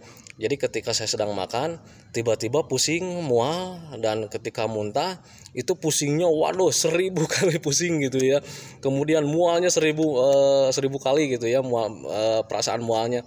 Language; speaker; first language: Indonesian; native; Indonesian